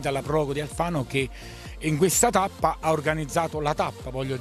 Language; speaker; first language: Italian; native; Italian